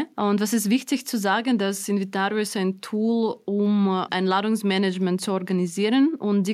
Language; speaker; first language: German; non-native, fluent; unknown